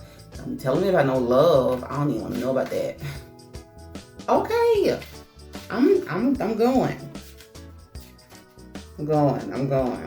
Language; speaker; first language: English; native; English